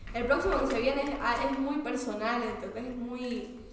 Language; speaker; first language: Spanish; native; Spanish